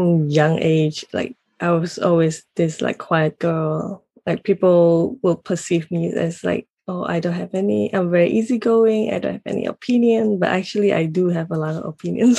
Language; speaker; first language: English; non-native, local second language; Cantonese